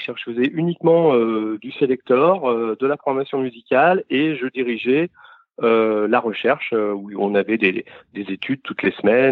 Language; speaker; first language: French; native; French